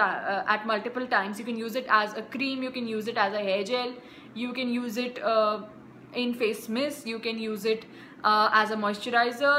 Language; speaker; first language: English; non-native, local second language; Hindi